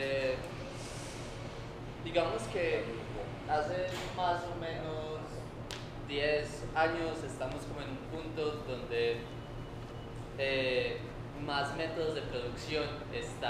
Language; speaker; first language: Spanish; native; Spanish